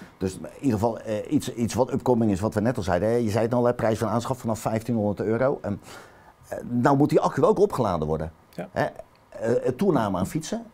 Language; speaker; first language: Dutch; native; Dutch